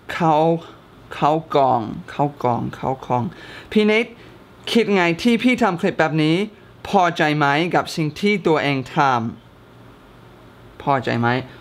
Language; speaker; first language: Thai; non-native, fluent; English